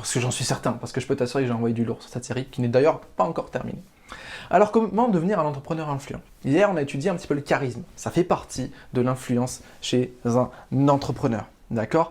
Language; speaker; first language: French; native; French